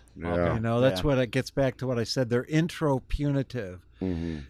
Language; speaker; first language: English; native; English